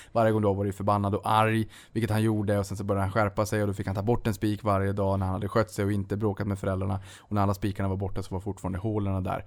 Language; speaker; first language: Swedish; native; Swedish